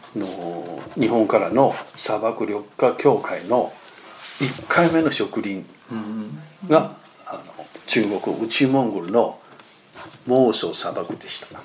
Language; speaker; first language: Japanese; non-native, fluent; Chinese